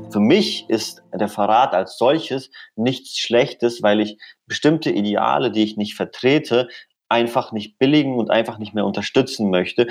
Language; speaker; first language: German; early bilingual, other home language; Russian